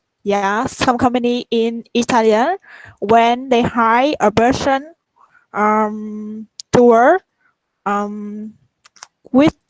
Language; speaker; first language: English; non-native, learner; Vietnamese